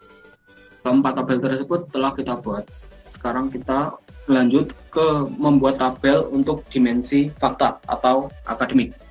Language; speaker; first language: Indonesian; native; Indonesian